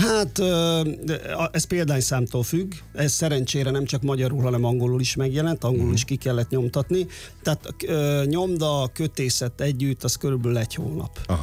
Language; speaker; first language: Hungarian; native; Hungarian